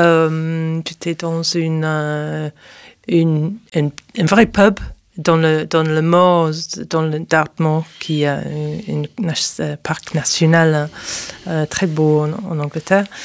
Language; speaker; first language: French; non-native, fluent; English